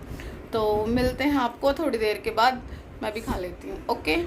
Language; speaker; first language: Hindi; native; Hindi